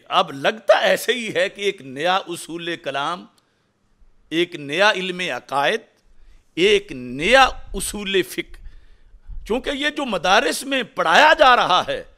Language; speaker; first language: Urdu; non-native, local second language; Punjabi